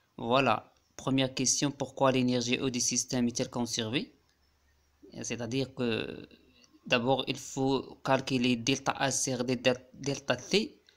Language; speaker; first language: French; non-native, local second language; Arabic